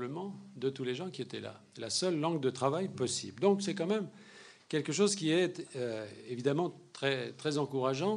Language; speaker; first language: French; native; French